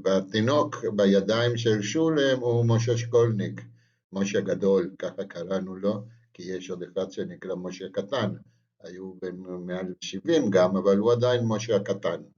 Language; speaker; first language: Hebrew; non-native, fluent; Spanish